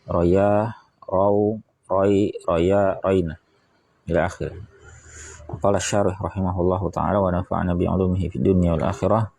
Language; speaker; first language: Indonesian; native; Indonesian